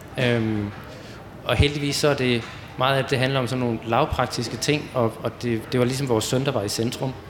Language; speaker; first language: Danish; native; Danish